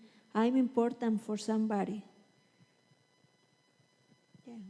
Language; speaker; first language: English; non-native, learner; Spanish